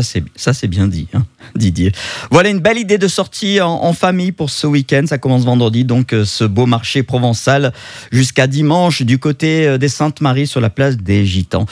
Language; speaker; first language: French; native; French